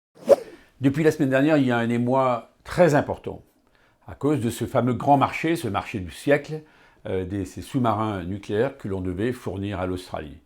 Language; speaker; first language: French; native; French